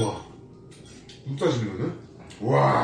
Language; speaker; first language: Korean; native; Korean